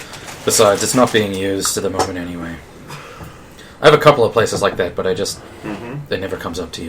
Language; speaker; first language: English; native; English